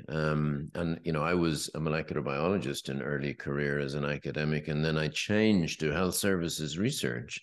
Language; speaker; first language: English; native; English